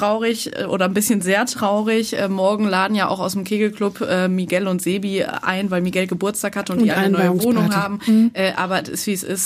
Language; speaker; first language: German; native; German